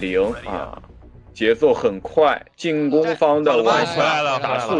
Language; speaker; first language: Chinese; native; Chinese